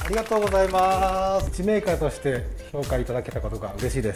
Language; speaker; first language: Japanese; native; Japanese